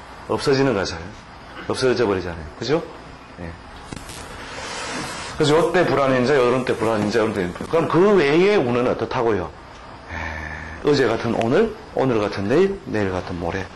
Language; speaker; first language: Korean; native; Korean